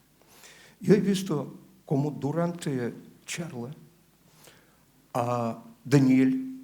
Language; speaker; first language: Spanish; non-native, learner; Russian